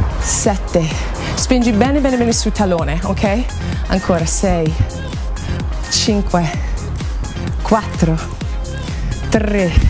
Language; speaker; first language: Italian; non-native, fluent; English